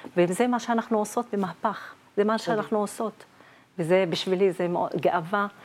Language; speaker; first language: Hebrew; non-native, local second language; Arabic